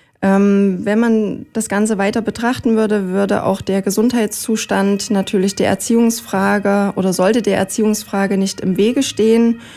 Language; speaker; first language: German; native; German